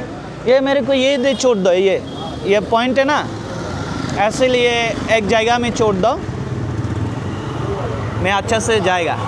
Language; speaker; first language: Hindi; non-native, learner; Bangla